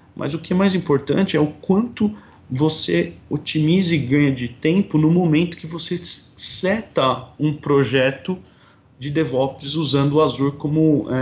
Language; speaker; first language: Portuguese; native; Portuguese